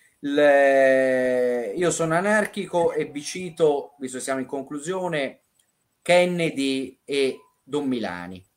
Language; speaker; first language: Italian; native; Italian